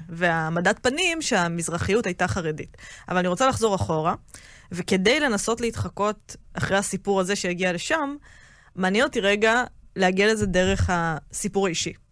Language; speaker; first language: Hebrew; native; Hebrew